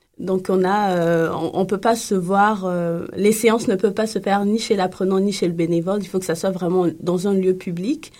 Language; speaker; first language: French; non-native, local second language; Lingala